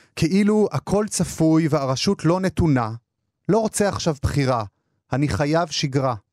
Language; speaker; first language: Hebrew; native; Hebrew